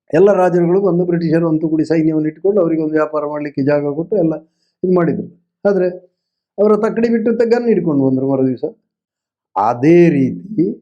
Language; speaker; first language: Kannada; non-native, local second language; Tulu